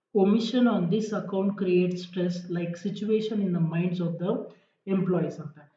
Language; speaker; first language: English; non-native, local second language; Kannada